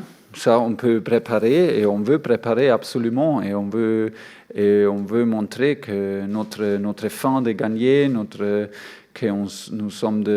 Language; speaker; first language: French; non-native, fluent; German